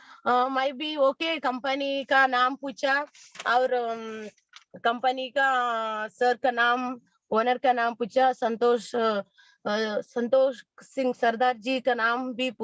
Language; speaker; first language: Hindi; non-native, local second language; Kannada